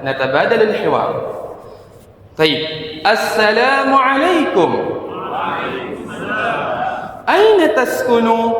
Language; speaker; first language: Arabic; non-native, fluent; Indonesian